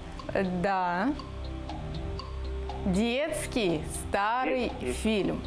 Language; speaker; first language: Russian; native; Russian